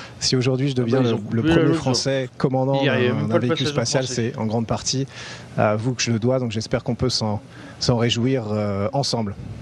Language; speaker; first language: French; native; French